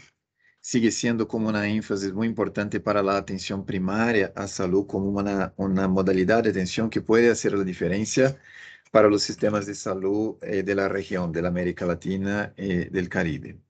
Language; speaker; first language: Spanish; non-native, fluent; Portuguese